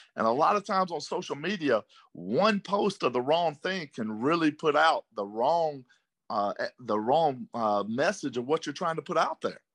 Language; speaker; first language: English; native; English